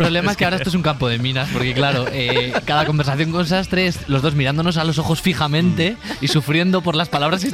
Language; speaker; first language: Spanish; native; Spanish